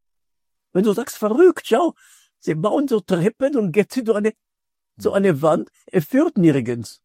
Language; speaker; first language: German; non-native, fluent; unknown